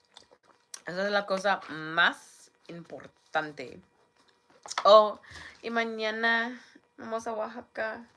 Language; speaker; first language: Spanish; non-native, learner; English